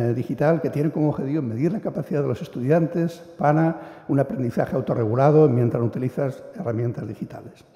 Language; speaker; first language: Spanish; non-native, local second language; Catalan